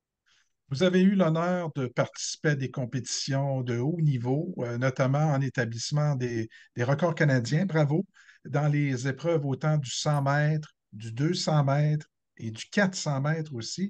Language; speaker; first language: French; native; French